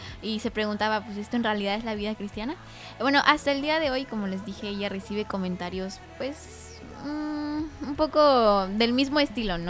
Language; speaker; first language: Spanish; native; Spanish